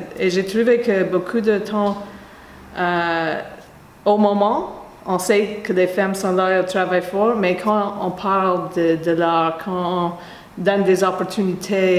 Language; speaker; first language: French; non-native, fluent; English